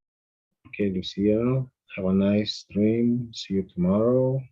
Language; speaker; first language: English; non-native, fluent; Spanish